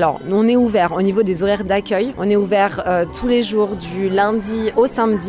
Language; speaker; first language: French; native; French